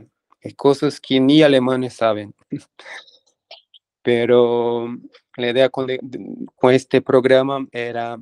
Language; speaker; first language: Spanish; non-native, fluent; Portuguese